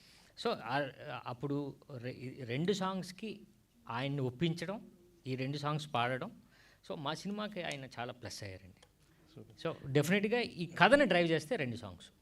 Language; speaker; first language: Telugu; native; Telugu